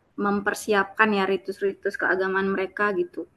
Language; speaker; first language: Indonesian; native; Indonesian